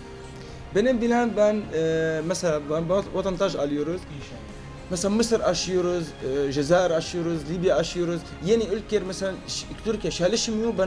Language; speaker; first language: Turkish; non-native, learner; Arabic